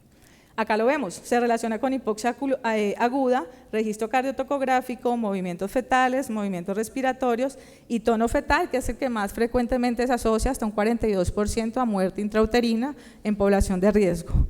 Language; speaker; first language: Spanish; native; Spanish